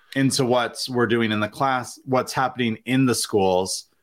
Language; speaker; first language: English; native; English